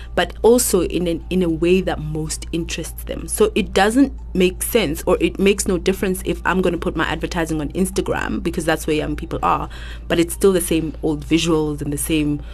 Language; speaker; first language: English; non-native, local second language; Southern Sotho